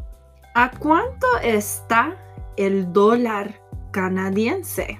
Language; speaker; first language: Spanish; non-native, fluent; English